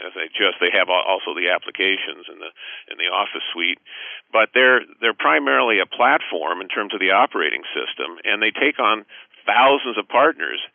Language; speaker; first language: English; native; English